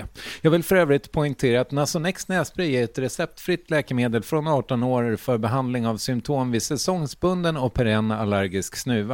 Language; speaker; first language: Swedish; native; Swedish